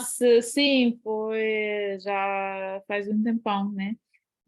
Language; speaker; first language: Portuguese; non-native, fluent; Ukrainian